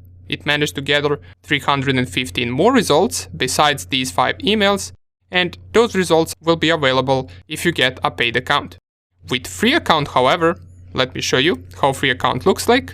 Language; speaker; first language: English; non-native, fluent; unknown